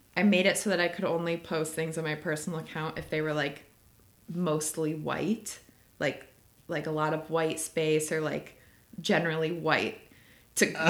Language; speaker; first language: English; native; English